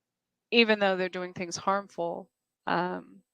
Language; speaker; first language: English; native; English